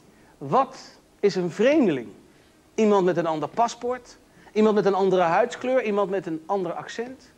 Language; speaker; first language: Dutch; native; Dutch